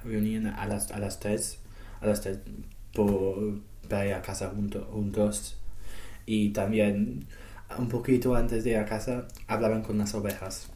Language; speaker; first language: Spanish; non-native, learner; English